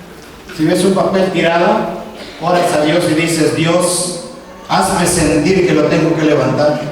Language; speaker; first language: Spanish; native; Spanish